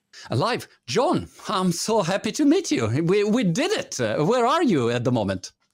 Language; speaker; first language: English; non-native, fluent; Italian